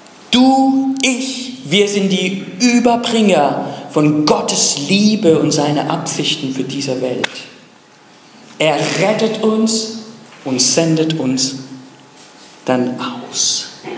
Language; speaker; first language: German; non-native, fluent; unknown